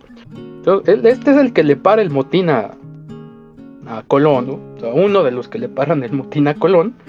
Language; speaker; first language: Spanish; native; Spanish